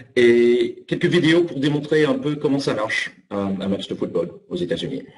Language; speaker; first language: French; non-native, fluent; English